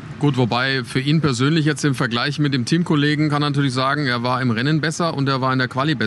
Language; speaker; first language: German; native; German